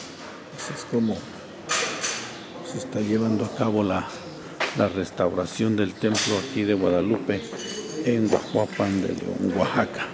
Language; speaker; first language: Spanish; native; Spanish